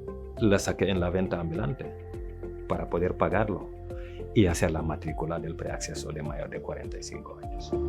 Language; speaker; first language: Spanish; non-native, local second language; French